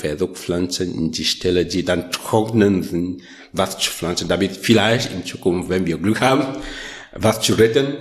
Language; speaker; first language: German; non-native, learner; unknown